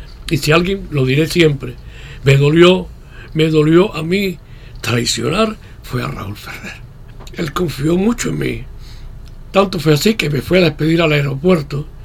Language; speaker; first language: Spanish; native; Spanish